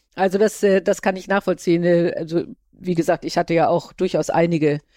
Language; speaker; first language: German; native; German